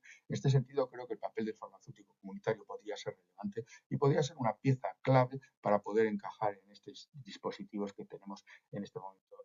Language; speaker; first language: Spanish; native; Spanish